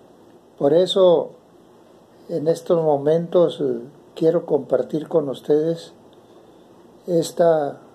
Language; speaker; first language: Spanish; native; Spanish